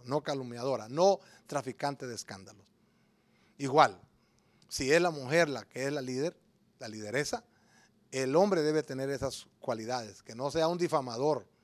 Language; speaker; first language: Spanish; native; Spanish